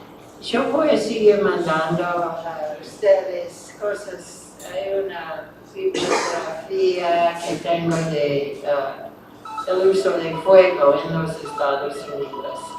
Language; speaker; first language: Spanish; non-native, fluent; English